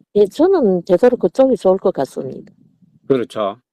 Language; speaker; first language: Korean; native; Korean